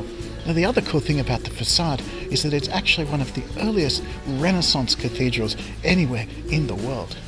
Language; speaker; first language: English; native; English